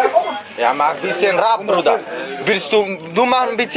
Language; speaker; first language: German; non-native, learner; Macedonian